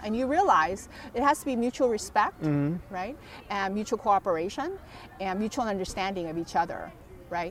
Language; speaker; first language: English; early bilingual, other home language; Korean